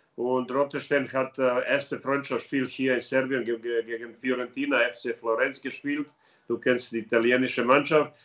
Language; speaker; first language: German; non-native, learner; Serbian